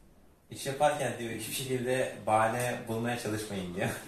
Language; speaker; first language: Turkish; native; Turkish